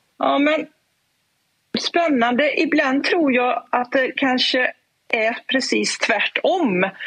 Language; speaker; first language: Swedish; native; Swedish